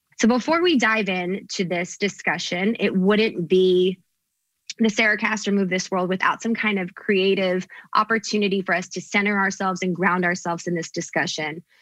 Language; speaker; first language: English; native; English